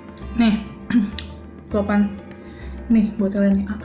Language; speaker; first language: Indonesian; native; Indonesian